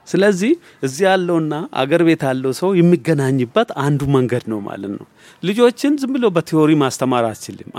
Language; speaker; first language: Amharic; non-native, local second language; Oromo